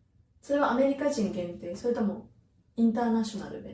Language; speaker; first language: Japanese; native; Japanese